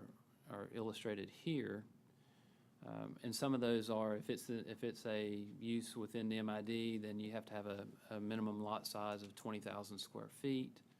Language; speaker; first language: English; native; English